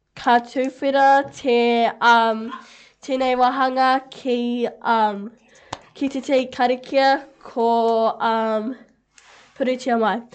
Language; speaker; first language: Māori; non-native, local second language; English